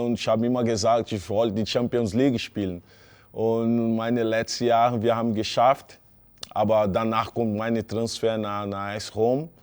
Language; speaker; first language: German; non-native, fluent; Portuguese